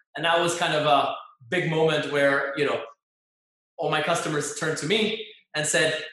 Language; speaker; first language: English; non-native, fluent; French